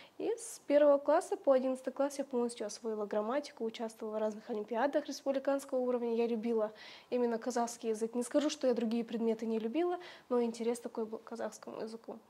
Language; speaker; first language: Russian; native; Russian